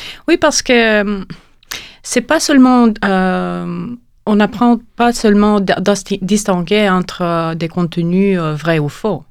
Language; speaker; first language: French; non-native, fluent; Romanian